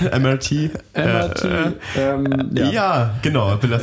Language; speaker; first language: German; native; German